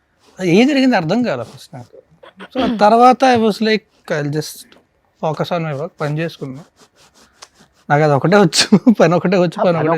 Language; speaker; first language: Telugu; native; Telugu